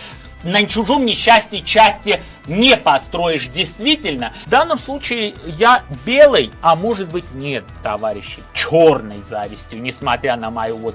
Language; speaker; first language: Russian; non-native, local second language; Armenian